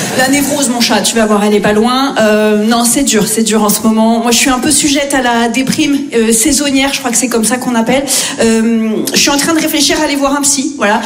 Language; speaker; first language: French; native; French